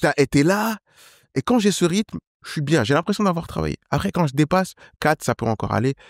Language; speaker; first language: French; native; French